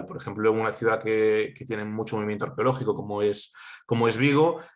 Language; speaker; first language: Spanish; native; Spanish